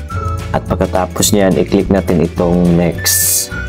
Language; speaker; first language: Filipino; native; Filipino